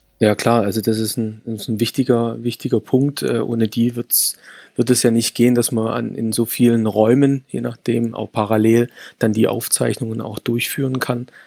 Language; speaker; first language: German; native; German